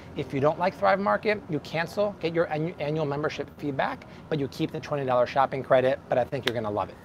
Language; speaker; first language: English; native; English